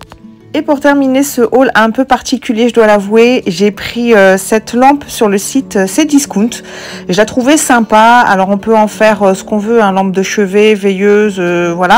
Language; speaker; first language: French; native; French